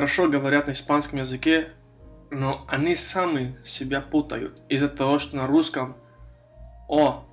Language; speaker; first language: Russian; non-native, fluent; Spanish